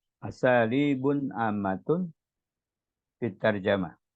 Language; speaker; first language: Arabic; non-native, fluent; Indonesian